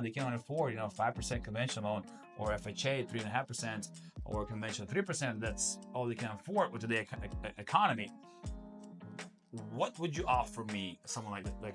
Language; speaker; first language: English; non-native, fluent; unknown